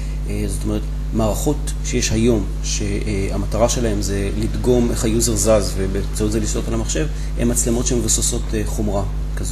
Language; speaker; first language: Hebrew; native; Hebrew